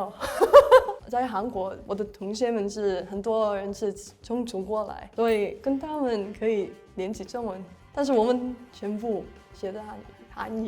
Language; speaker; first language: Chinese; non-native, learner; Indonesian